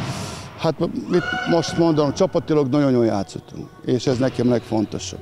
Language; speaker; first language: Hungarian; non-native, fluent; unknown